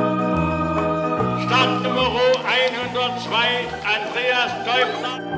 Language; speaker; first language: German; native; German